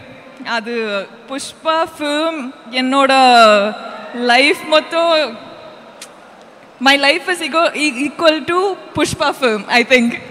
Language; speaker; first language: Tamil; non-native, learner; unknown